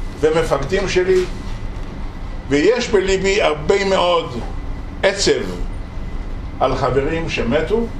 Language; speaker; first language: Hebrew; non-native, local second language; Yiddish